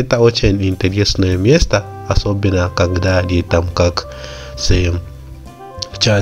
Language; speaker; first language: Russian; non-native, learner; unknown